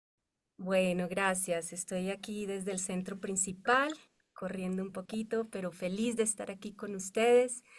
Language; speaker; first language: Spanish; native; Spanish